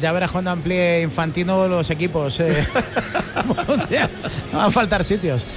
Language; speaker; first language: Spanish; native; Spanish